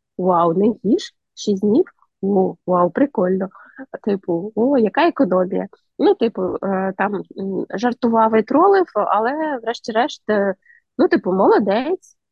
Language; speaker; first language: Ukrainian; native; Ukrainian